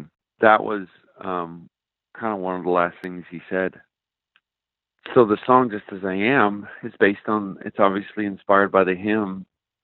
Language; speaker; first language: English; native; English